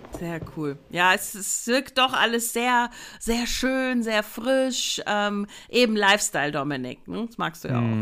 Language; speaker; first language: German; native; German